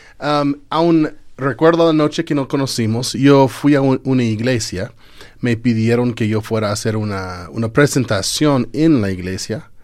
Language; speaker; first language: Spanish; non-native, fluent; English